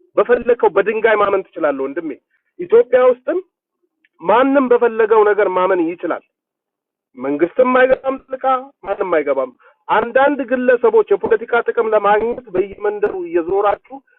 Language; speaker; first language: Amharic; native; Amharic